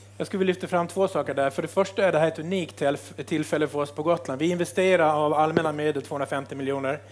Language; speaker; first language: Swedish; native; Swedish